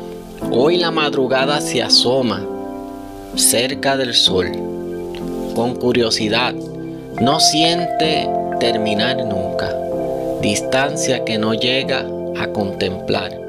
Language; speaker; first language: Spanish; native; Spanish